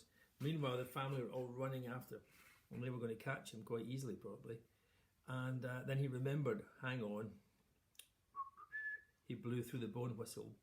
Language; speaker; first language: English; native; English